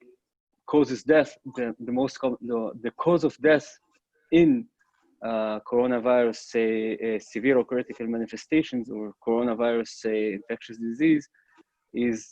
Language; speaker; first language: English; non-native, fluent; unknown